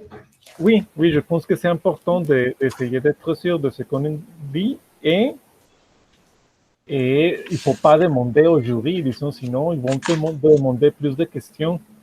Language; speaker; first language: French; non-native, fluent; Spanish